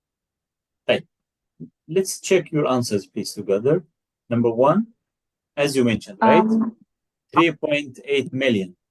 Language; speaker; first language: English; non-native, fluent; Arabic